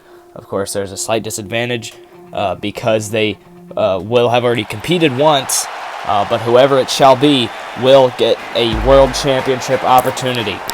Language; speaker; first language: English; native; English